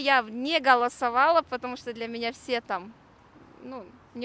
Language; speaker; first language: Russian; native; Russian